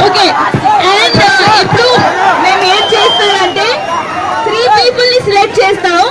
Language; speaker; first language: Telugu; non-native, local second language; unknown